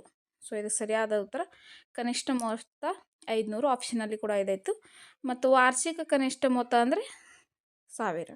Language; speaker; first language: Kannada; native; Kannada